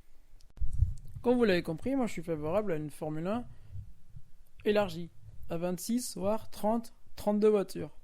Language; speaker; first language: French; native; French